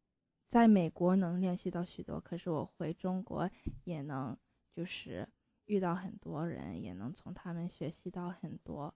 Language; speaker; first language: Chinese; early bilingual, heritage; Chinese